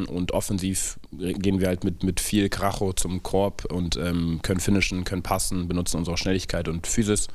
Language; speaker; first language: German; native; German